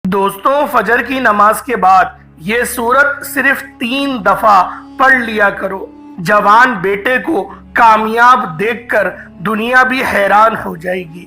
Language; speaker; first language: Urdu; native; Urdu